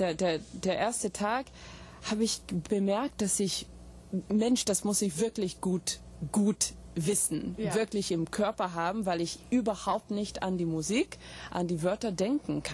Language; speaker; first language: German; non-native, fluent; English